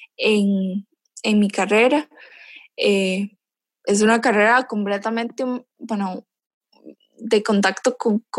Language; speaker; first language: Spanish; native; Spanish